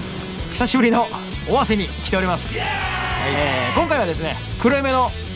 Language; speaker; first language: Japanese; native; Japanese